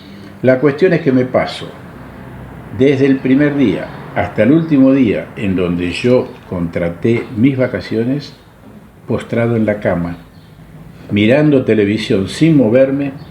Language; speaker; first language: Spanish; native; Spanish